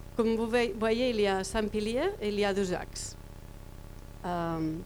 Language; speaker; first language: French; non-native, fluent; Spanish